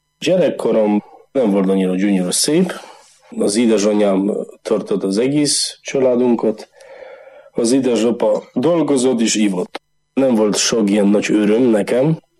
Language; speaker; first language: Hungarian; non-native, learner; Polish